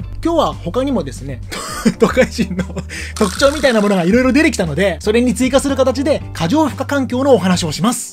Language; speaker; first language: Japanese; native; Japanese